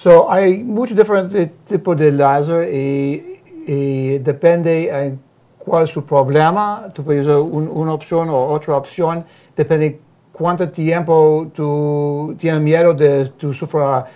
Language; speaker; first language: Spanish; non-native, learner; English